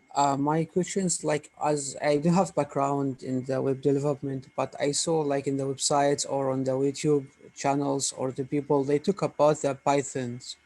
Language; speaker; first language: English; non-native, fluent; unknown